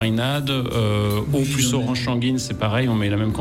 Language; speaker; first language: French; native; French